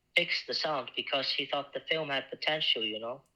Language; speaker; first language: English; non-native, fluent; Icelandic